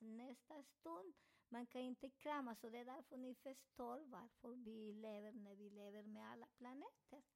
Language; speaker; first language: Swedish; non-native, learner; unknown